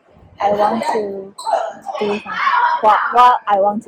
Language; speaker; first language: English; non-native, learner; Chinese